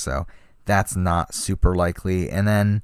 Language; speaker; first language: English; native; English